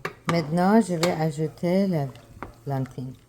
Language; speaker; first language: French; non-native, learner; Persian